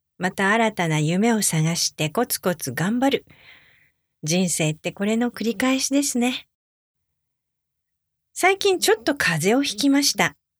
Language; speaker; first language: Japanese; native; Japanese